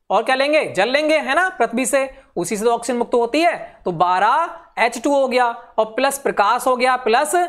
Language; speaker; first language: Hindi; native; Hindi